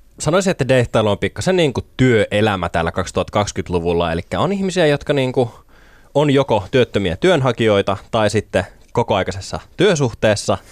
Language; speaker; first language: Finnish; native; Finnish